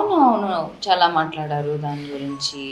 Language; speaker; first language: Telugu; non-native, fluent; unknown